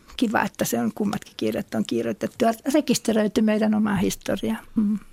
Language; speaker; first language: Finnish; native; Finnish